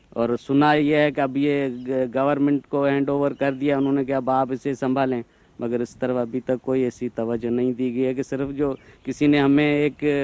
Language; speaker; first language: Urdu; non-native, local second language; Sindhi